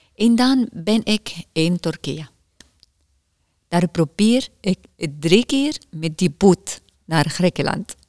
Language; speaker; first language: Dutch; non-native, learner; Arabic